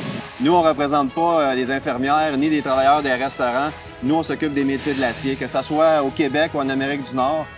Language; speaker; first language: French; native; French